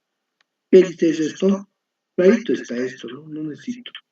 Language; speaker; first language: Spanish; native; Spanish